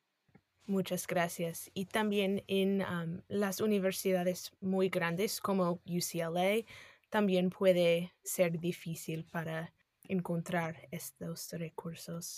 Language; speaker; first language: Spanish; non-native, fluent; English